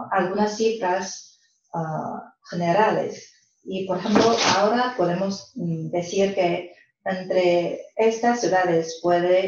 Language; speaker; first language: Spanish; non-native, fluent; Chinese